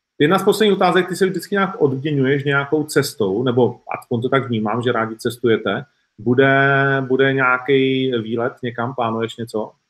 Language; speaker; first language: Czech; native; Czech